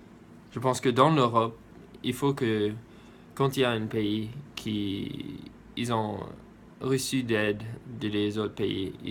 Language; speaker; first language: French; non-native, learner; English